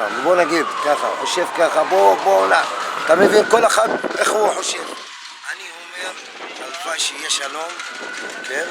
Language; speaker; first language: Hebrew; non-native, local second language; Arabic